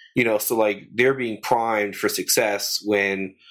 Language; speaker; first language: English; native; English